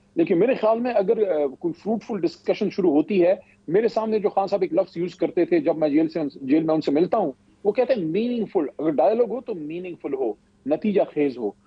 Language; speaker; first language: Urdu; non-native, local second language; Pashto